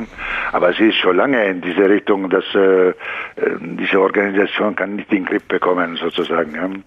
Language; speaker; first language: German; non-native, fluent; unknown